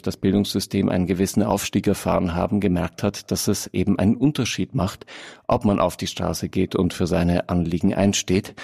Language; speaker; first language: German; native; German